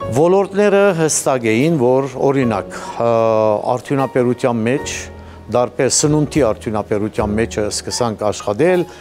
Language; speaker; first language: Armenian; early bilingual, heritage; Armenian